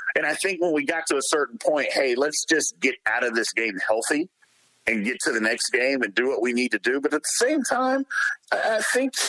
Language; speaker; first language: English; native; English